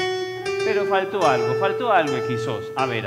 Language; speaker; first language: Spanish; native; Spanish